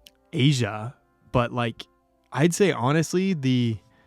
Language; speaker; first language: English; native; English